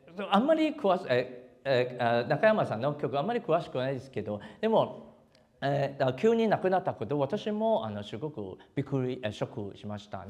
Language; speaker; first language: Japanese; non-native, learner; Cantonese